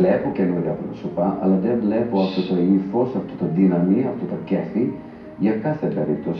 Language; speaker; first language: Greek; non-native, fluent; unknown